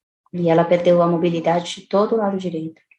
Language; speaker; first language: Portuguese; native; Portuguese